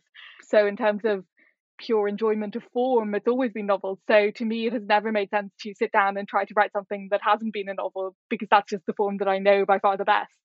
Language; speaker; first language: English; native; English